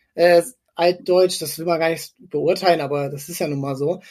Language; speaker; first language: German; native; German